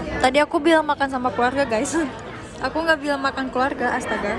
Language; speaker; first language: Indonesian; native; Indonesian